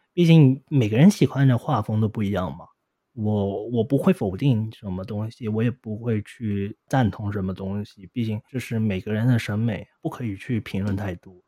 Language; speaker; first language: Chinese; non-native, local second language; Cantonese